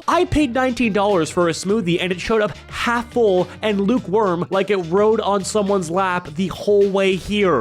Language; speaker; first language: English; native; English